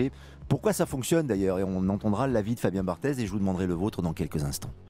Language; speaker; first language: French; native; French